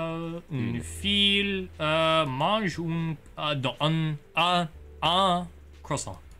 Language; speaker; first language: French; non-native, learner; English